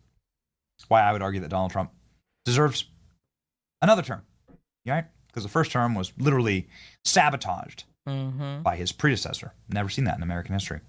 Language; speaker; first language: English; native; English